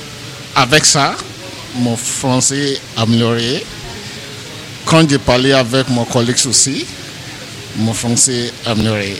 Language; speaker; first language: French; non-native, learner; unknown